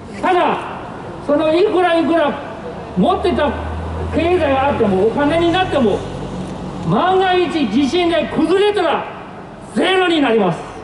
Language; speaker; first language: Japanese; non-native, fluent; Burmese